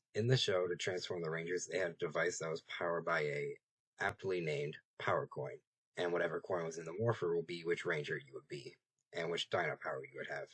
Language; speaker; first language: English; native; English